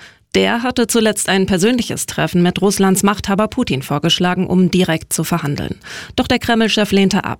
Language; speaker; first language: German; native; German